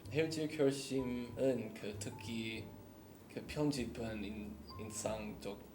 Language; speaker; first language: Korean; non-native, learner; English